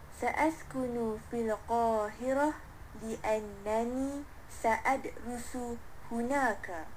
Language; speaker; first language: Arabic; non-native, learner; Malay